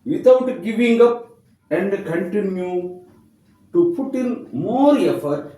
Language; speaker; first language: English; non-native, local second language; Telugu